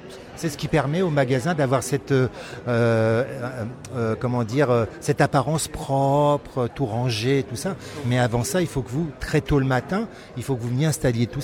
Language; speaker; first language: French; native; French